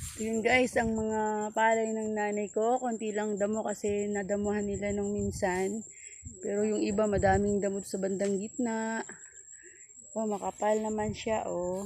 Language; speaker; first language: Filipino; non-native, local second language; Kinaray-a